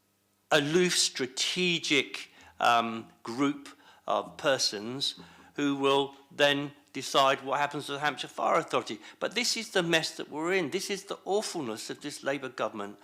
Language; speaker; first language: English; native; English